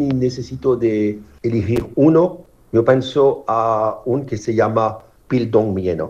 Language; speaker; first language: Spanish; non-native, fluent; French